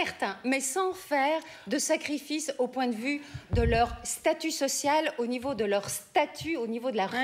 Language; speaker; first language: French; native; French